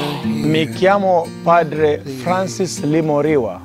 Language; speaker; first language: Italian; non-native, fluent; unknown